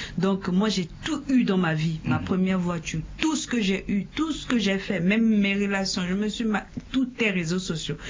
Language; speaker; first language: French; non-native, local second language; Sango